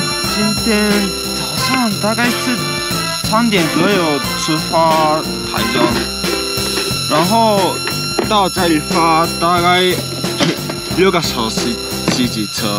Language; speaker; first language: Chinese; non-native, learner; Japanese